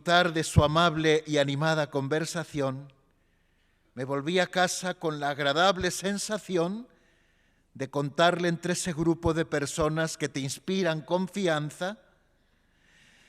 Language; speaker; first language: Spanish; native; Spanish